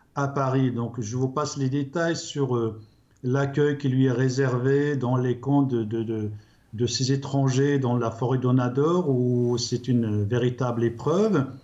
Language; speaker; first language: French; non-native, local second language; Arabic